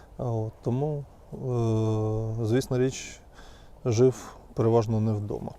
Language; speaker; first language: Ukrainian; native; Ukrainian